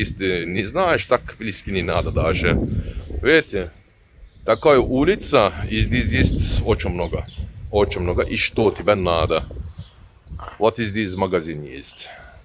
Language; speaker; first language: Russian; non-native, learner; Turkish